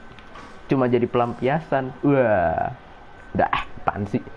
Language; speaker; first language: Indonesian; native; Indonesian